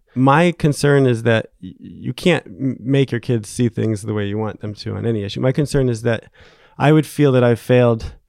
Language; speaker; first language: English; native; English